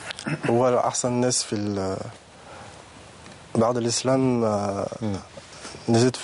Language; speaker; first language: Arabic; non-native, learner; French